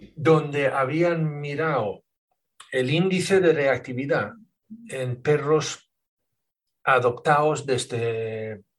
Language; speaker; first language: Spanish; non-native, fluent; Swedish